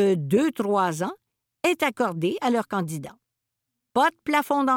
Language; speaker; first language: French; native; French